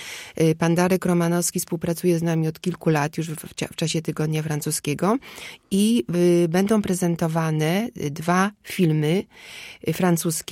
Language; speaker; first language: Polish; native; Polish